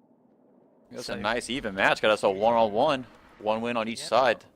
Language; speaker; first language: English; native; English